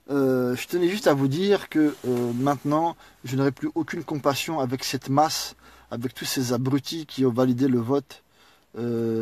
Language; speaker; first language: French; native; French